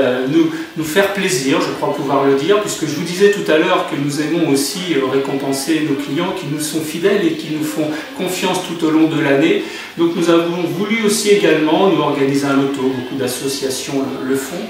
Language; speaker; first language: French; native; French